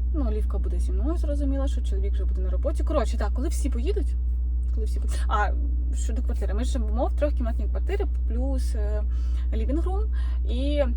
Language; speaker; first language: Ukrainian; native; Ukrainian